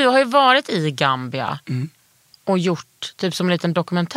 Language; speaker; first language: Swedish; native; Swedish